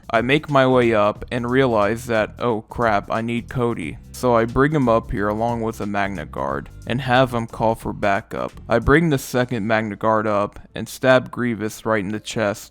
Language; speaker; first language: English; native; English